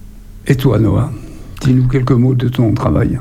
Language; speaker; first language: French; native; French